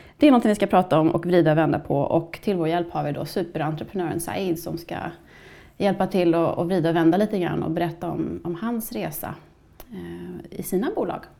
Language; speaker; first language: Swedish; native; Swedish